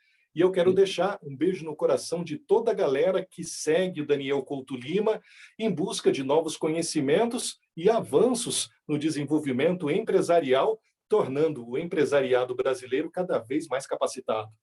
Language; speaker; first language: Portuguese; native; Portuguese